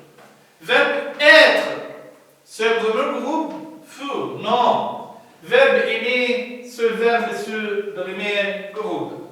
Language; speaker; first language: French; non-native, learner; Arabic